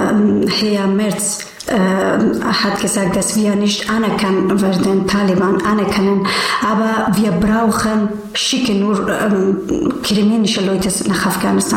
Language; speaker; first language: German; non-native, learner; Persian